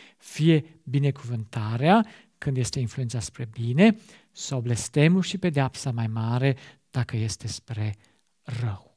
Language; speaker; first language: Romanian; non-native, fluent; German